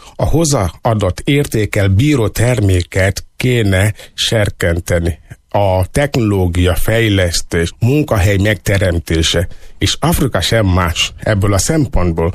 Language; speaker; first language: Hungarian; non-native, fluent; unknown